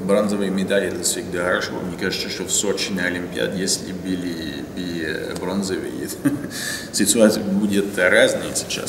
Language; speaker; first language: Russian; non-native, learner; French